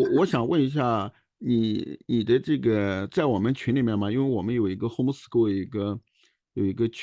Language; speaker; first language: Chinese; native; Chinese